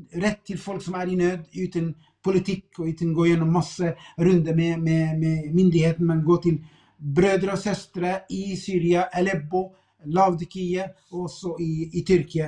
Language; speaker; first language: Swedish; non-native, fluent; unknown